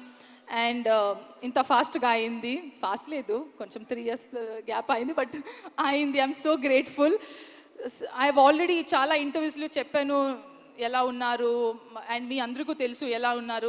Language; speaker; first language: Telugu; non-native, learner; Kannada